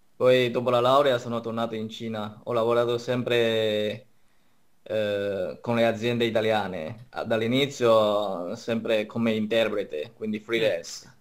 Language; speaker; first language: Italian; non-native, fluent; Chinese